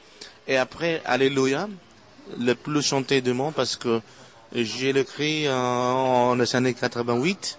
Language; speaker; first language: French; non-native, fluent; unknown